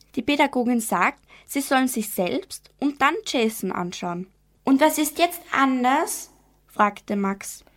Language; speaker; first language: German; native; German